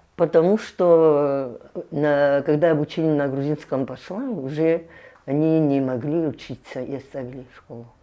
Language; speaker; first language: Russian; non-native, local second language; Abkhazian